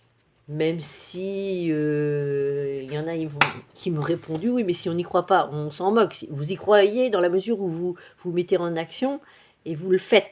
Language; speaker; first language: French; native; French